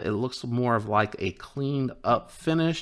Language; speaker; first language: English; native; English